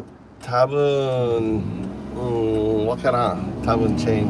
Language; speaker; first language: Japanese; non-native, learner; English